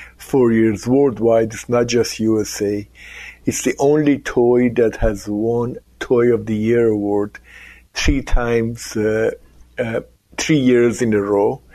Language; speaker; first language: English; non-native, fluent; Persian